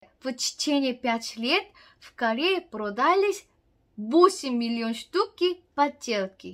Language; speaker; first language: Russian; non-native, learner; Korean